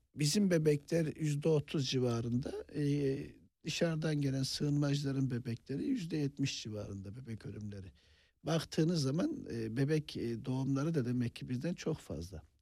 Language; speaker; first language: Turkish; native; Turkish